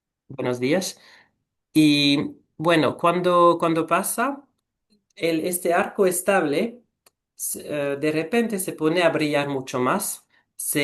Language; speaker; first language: Spanish; non-native, fluent; French